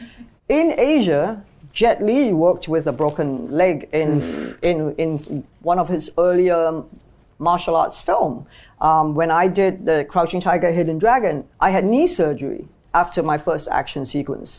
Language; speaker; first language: English; native; English